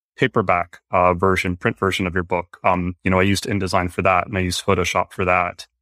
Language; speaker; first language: English; native; English